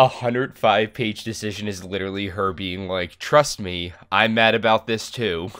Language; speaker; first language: English; native; English